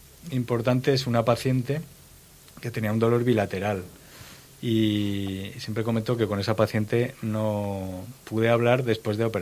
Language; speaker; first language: Spanish; native; Spanish